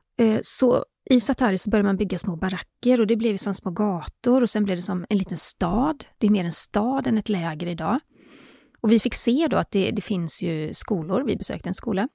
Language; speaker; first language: Swedish; native; Swedish